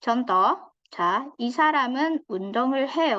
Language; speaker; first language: Korean; non-native, fluent; Indonesian